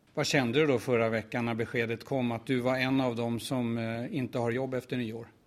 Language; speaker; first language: Swedish; native; Swedish